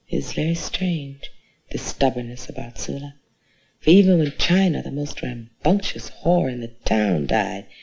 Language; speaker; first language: English; native; English